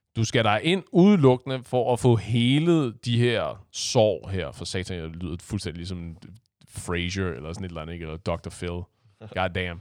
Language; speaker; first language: Danish; non-native, fluent; Chinese